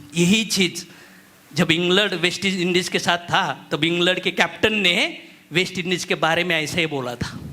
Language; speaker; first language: Hindi; non-native, local second language; Marathi